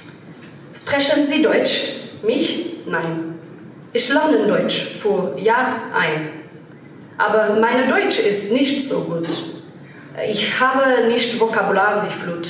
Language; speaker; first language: German; non-native, learner; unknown